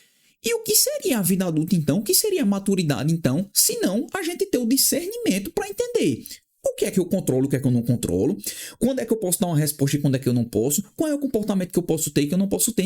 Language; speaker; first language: Portuguese; native; Portuguese